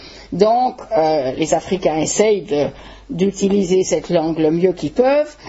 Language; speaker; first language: French; native; French